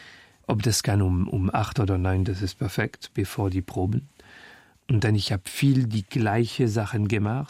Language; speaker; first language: German; non-native, fluent; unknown